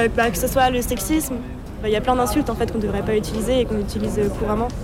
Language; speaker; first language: French; native; French